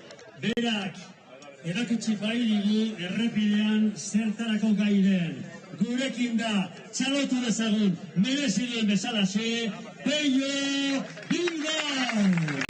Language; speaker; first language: Basque; native; Basque